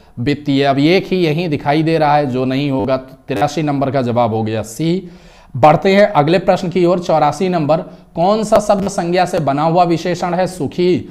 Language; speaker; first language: Hindi; native; Hindi